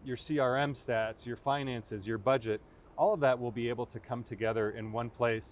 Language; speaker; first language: English; native; English